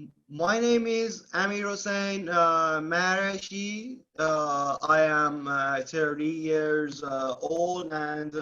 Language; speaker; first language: English; non-native, learner; Persian